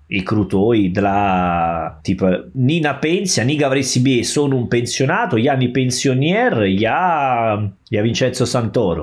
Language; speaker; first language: Russian; non-native, learner; Italian